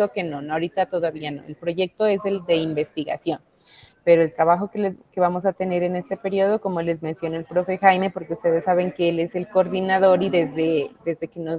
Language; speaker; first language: Spanish; native; Spanish